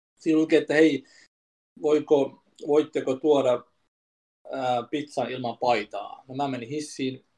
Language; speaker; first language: Finnish; early bilingual, other home language; Kurdish